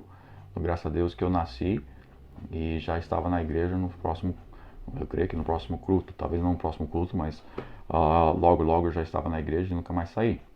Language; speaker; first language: Portuguese; non-native, fluent; English